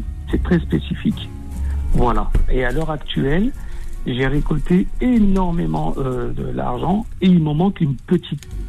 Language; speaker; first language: French; native; French